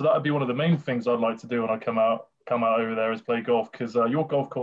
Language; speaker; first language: English; native; English